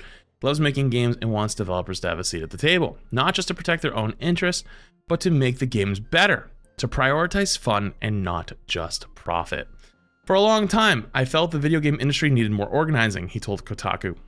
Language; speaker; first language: English; native; English